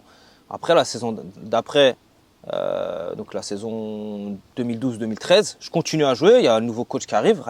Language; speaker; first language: French; native; French